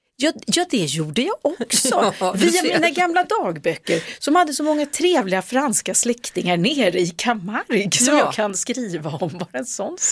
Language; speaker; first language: Swedish; native; Swedish